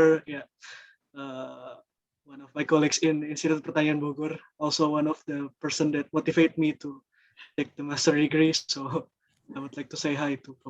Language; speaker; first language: English; non-native, fluent; Indonesian